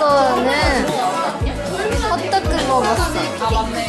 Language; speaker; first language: Korean; non-native, learner; Japanese